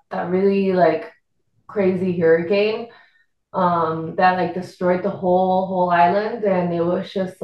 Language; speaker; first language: English; non-native, fluent; Spanish